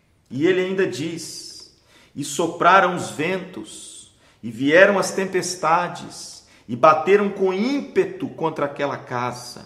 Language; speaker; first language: Portuguese; native; Portuguese